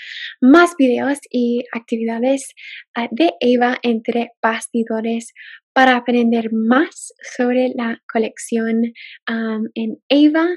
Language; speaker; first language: Spanish; non-native, fluent; English